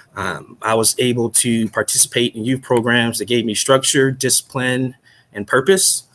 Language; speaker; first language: English; native; English